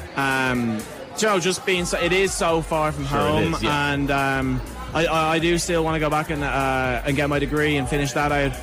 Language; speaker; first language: English; native; English